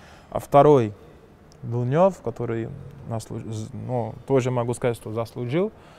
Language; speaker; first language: Russian; non-native, fluent; Portuguese